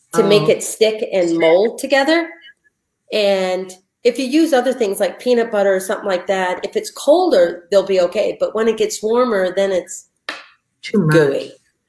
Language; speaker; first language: English; native; English